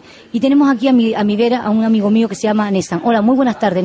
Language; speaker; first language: Spanish; native; Spanish